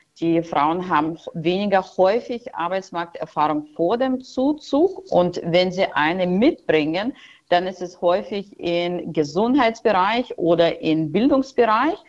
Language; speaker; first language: German; non-native, fluent; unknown